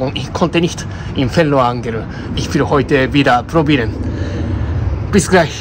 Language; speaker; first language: German; non-native, learner; Japanese